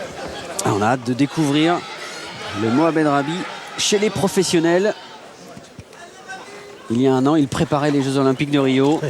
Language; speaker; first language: French; native; French